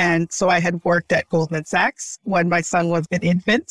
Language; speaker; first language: English; early bilingual, other home language; Haitian Creole